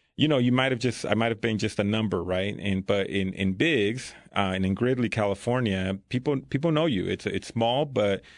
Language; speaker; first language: English; early bilingual, other home language; Spanish